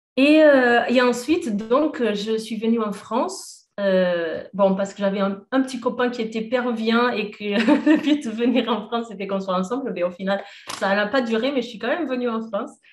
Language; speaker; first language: French; non-native, fluent; Portuguese